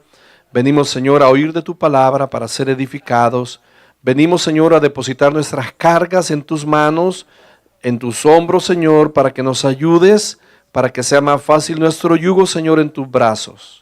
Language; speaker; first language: Spanish; native; Spanish